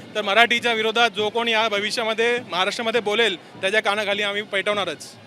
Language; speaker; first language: Marathi; non-native, local second language; Gujarati